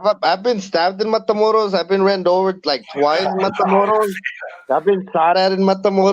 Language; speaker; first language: English; early bilingual, other home language; Spanish